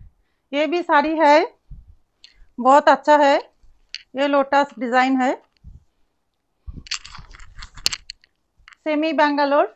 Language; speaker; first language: Hindi; non-native, local second language; Bangla